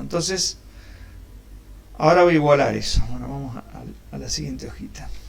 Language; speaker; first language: Spanish; native; Spanish